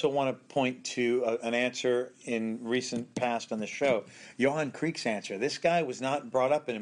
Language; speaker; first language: English; native; English